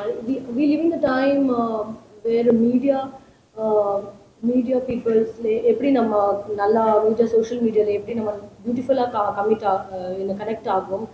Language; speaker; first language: Tamil; non-native, learner; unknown